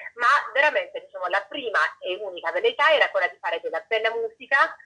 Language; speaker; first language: Italian; native; Italian